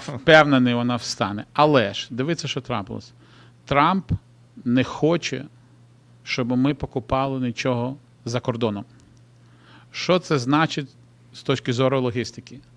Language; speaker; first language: Ukrainian; non-native, local second language; Russian